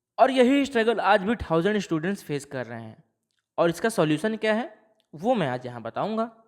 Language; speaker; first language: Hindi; non-native, local second language; Bhojpuri